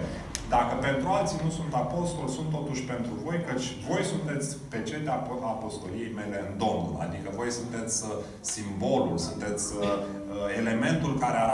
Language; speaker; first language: Romanian; native; Romanian